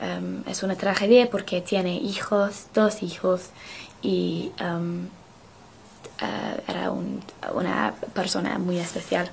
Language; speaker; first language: Spanish; non-native, learner; English